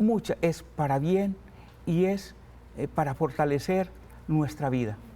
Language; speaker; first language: Spanish; native; Spanish